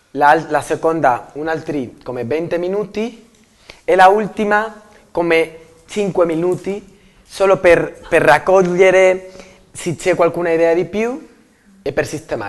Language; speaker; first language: Italian; non-native, learner; Spanish